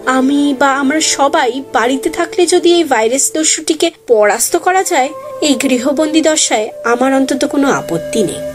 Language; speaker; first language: Bangla; native; Bangla